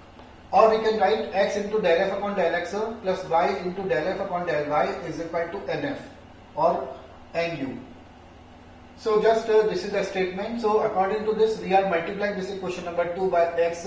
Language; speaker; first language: English; non-native, local second language; Hindi